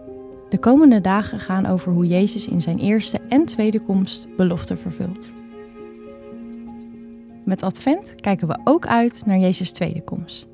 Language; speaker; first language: Dutch; native; Dutch